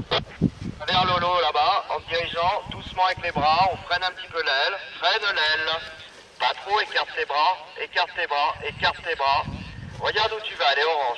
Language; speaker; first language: French; native; French